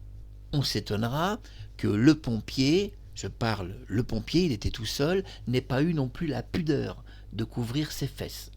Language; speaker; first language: French; native; French